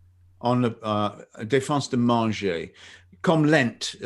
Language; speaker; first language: French; non-native, fluent; English